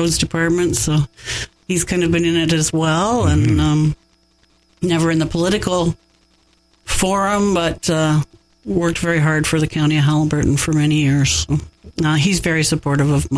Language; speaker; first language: English; native; English